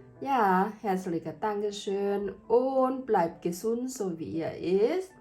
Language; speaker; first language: German; non-native, learner; Thai